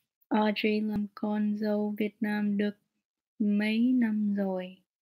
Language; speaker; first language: Vietnamese; non-native, learner; English